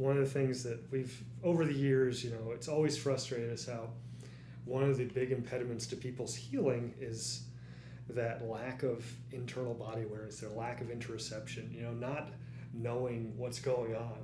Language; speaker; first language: English; native; English